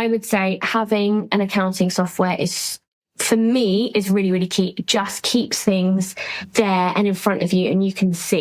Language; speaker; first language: English; native; English